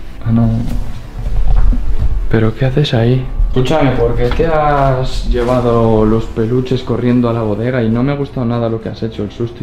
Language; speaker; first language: Spanish; native; Spanish